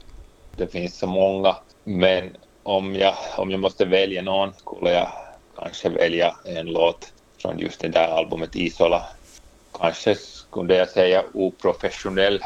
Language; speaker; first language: Swedish; non-native, local second language; Finnish